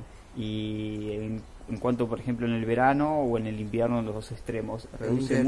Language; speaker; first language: Spanish; native; Spanish